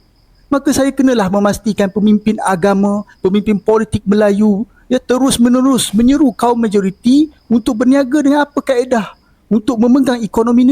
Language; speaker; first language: Malay; native; Malay